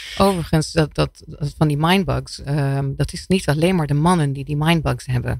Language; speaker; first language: Dutch; non-native, fluent; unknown